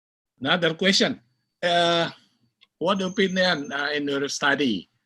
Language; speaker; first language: English; non-native, learner; Indonesian